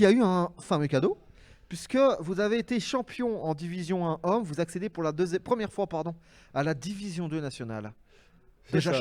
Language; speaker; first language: French; native; French